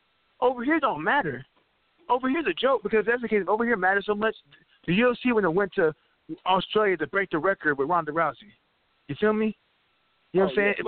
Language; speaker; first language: English; native; English